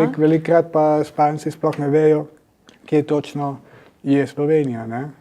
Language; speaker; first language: Slovenian; non-native, fluent; Spanish